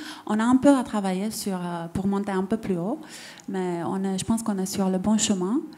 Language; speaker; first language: French; non-native, fluent; Romanian